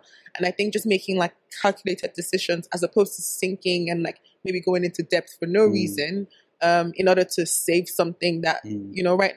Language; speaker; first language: English; non-native, local second language; Yoruba